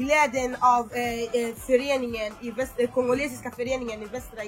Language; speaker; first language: Swedish; non-native, fluent; Lingala